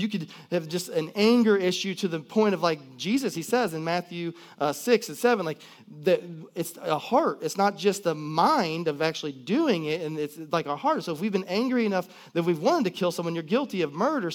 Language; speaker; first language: English; native; English